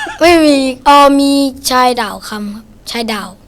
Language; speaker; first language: Thai; non-native, learner; Shan